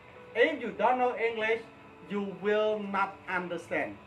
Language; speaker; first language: English; non-native, fluent; Khmer